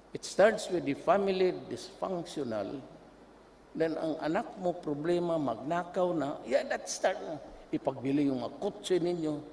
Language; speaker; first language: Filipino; non-native, local second language; Cebuano